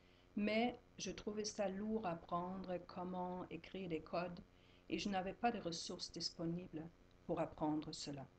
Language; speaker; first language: French; non-native, fluent; German